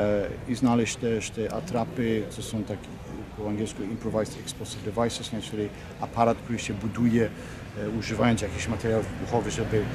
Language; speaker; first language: Polish; early bilingual, heritage; Polish